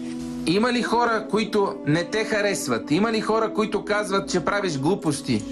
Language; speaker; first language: Bulgarian; native; Bulgarian